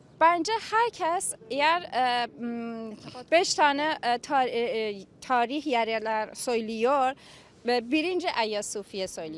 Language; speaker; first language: Turkish; non-native, learner; Persian